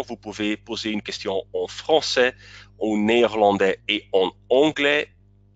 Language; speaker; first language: French; non-native, local second language; Dutch